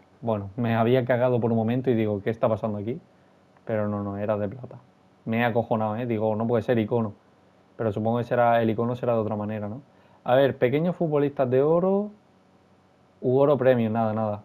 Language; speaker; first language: Spanish; native; Spanish